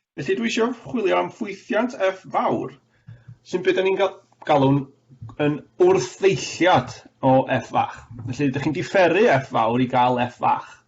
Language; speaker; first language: Welsh; native; Welsh